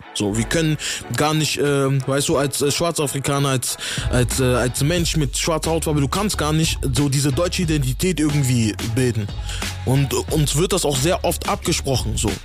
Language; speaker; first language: German; native; German